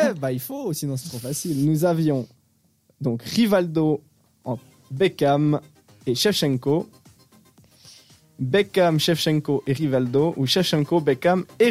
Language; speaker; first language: French; native; French